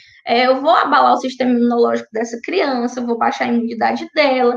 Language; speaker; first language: Portuguese; native; Portuguese